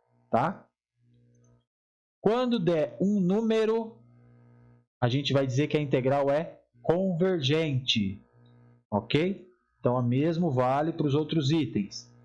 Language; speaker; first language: Portuguese; native; Portuguese